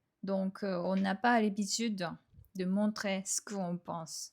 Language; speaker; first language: French; non-native, fluent; Japanese